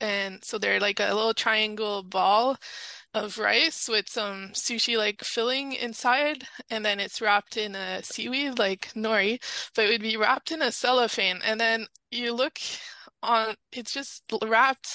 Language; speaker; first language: English; non-native, fluent; French